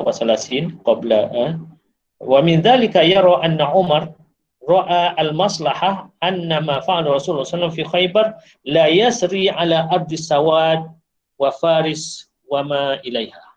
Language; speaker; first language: Arabic; non-native, fluent; Malay